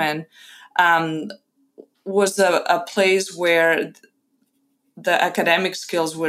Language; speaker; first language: English; non-native, fluent; Spanish